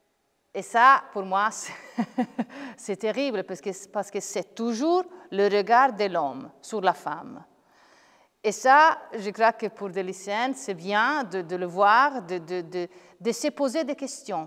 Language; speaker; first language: French; non-native, fluent; Italian